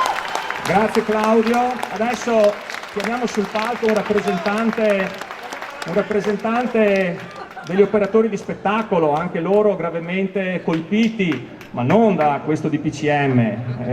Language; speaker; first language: Italian; native; Italian